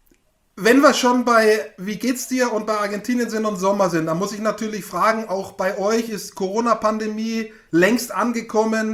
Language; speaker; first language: German; native; German